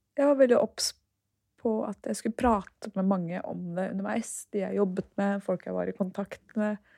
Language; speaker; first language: Norwegian; early bilingual, other home language; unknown